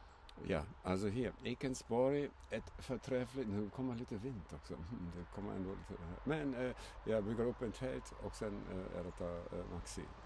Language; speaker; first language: Swedish; non-native, fluent; German